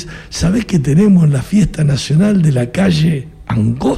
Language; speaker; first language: Spanish; native; Spanish